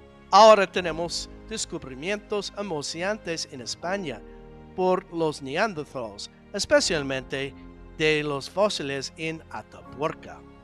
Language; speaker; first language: Spanish; non-native, learner; English